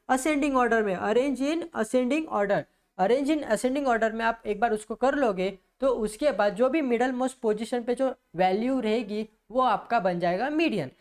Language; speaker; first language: Hindi; non-native, local second language; Marathi